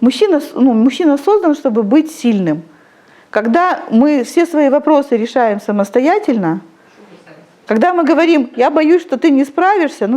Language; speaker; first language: Russian; native; Russian